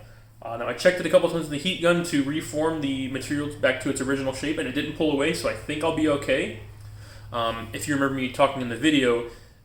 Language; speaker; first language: English; native; English